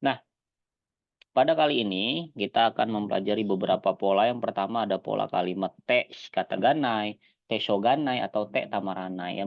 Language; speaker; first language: Indonesian; native; Indonesian